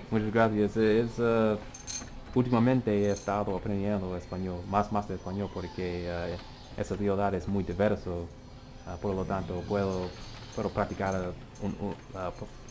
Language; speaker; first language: Spanish; non-native, learner; English